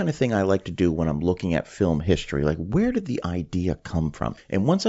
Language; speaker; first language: English; native; English